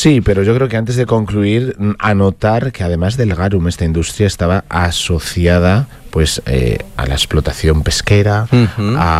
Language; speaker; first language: Spanish; native; Spanish